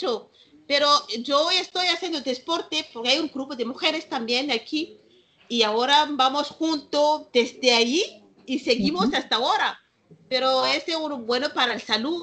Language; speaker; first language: Spanish; non-native, learner; Malagasy